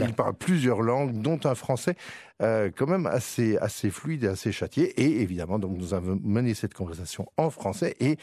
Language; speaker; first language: French; native; French